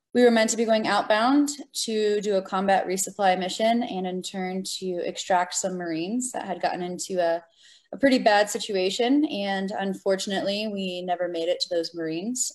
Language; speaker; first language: English; native; English